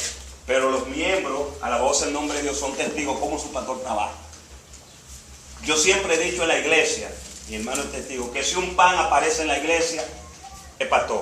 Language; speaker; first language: Spanish; native; Spanish